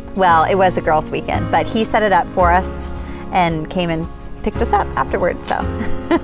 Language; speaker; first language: English; native; English